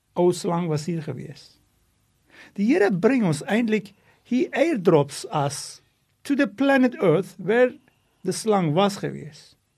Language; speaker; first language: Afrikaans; non-native, local second language; English